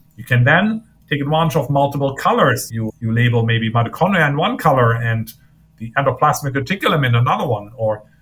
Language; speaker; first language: English; non-native, fluent; German